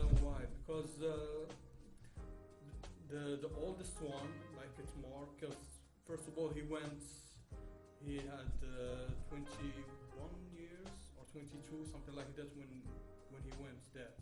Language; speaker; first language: English; non-native, fluent; Arabic